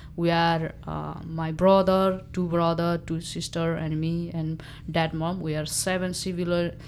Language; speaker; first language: English; non-native, local second language; Nepali